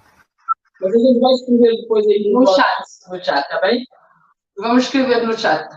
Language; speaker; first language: Portuguese; non-native, local second language; Kabuverdianu